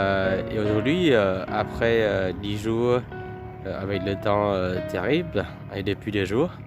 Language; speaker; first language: French; non-native, fluent; Vietnamese